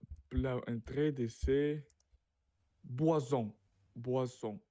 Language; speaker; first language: French; non-native, learner; Russian